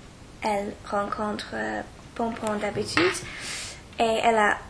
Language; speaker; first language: French; non-native, learner; English